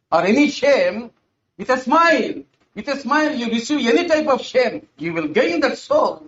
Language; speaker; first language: English; non-native, local second language; Telugu